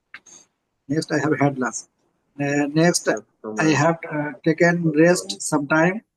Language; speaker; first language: English; non-native, learner; Bangla